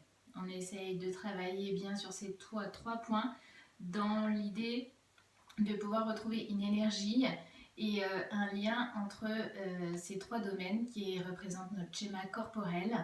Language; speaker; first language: French; native; French